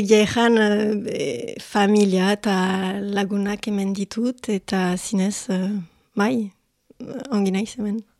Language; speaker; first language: Basque; non-native, local second language; French